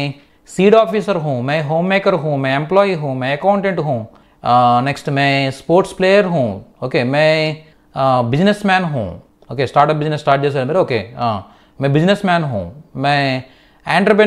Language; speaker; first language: Hindi; non-native, local second language; Telugu